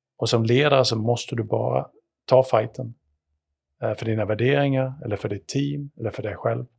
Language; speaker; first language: Swedish; native; Swedish